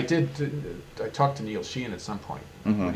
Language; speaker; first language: English; native; English